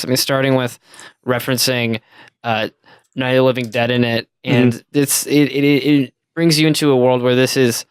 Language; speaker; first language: English; native; English